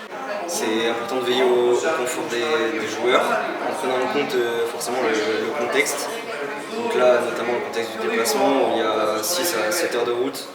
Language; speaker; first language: French; native; French